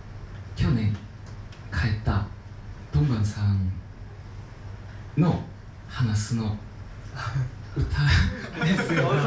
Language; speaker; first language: Japanese; non-native, learner; Korean